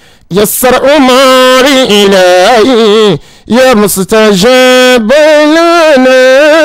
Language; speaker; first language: Arabic; non-native, learner; Yoruba